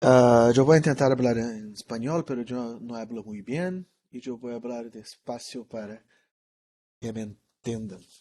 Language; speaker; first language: Spanish; non-native, learner; Portuguese